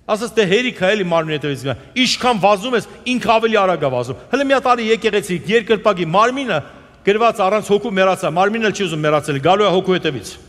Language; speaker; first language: Armenian; native; Armenian